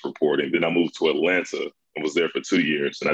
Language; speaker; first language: English; native; English